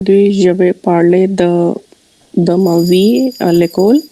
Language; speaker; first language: French; non-native, learner; Hindi